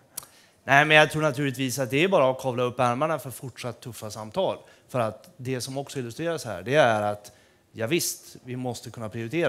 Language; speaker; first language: Swedish; native; Swedish